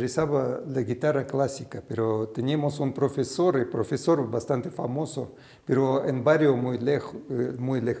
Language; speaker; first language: Spanish; non-native, fluent; Russian